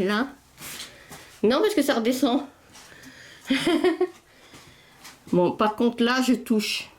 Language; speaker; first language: French; native; French